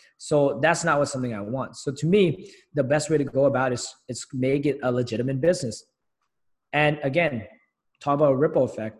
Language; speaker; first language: English; early bilingual, other home language; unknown